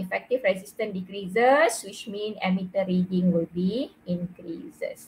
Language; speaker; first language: English; non-native, local second language; Malay